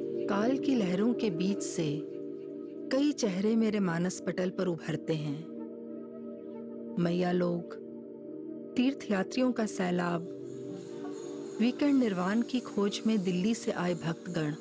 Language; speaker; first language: Hindi; native; Hindi